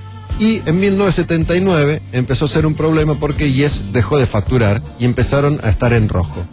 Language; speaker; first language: Spanish; native; Spanish